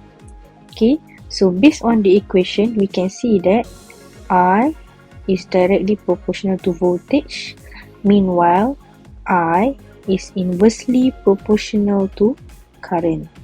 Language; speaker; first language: English; non-native, local second language; Malay